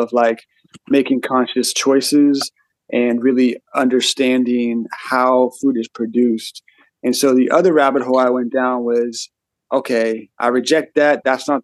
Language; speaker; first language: English; native; English